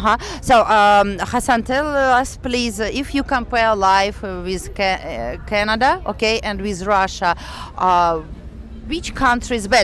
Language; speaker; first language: English; non-native, fluent; Russian